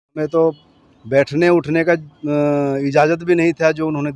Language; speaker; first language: Hindi; native; Hindi